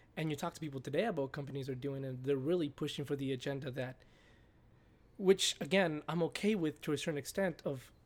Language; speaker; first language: English; early bilingual, other home language; Spanish